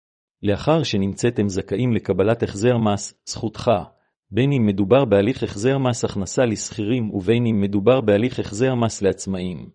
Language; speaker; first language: Hebrew; native; Hebrew